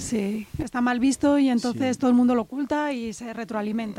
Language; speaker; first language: Spanish; native; Spanish